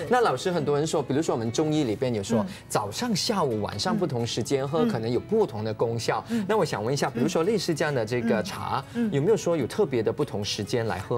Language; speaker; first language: Chinese; native; Chinese